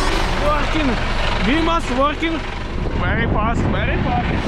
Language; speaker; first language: English; non-native, learner; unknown